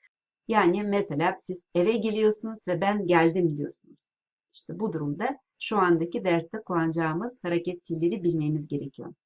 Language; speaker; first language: Turkish; non-native, fluent; Russian